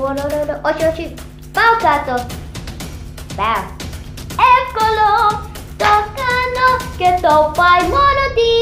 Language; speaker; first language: Greek; non-native, learner; Arabic